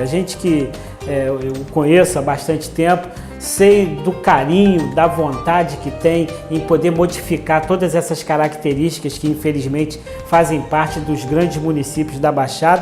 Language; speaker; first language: Portuguese; native; Portuguese